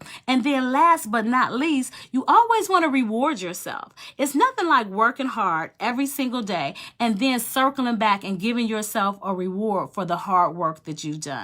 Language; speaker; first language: English; native; English